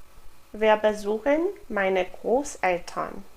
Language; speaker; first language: German; non-native, fluent; English